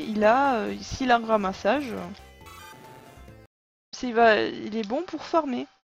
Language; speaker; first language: French; native; French